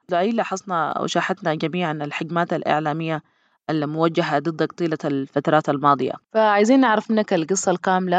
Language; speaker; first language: Arabic; native; Arabic